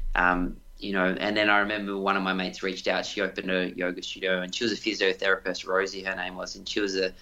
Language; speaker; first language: English; native; English